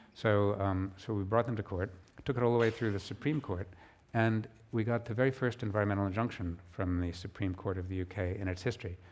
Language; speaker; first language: English; native; English